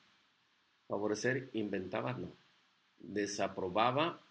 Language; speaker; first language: Spanish; native; Spanish